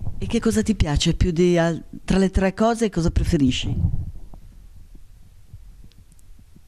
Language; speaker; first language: Italian; native; Italian